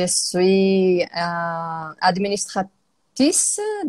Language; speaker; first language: French; non-native, learner; Portuguese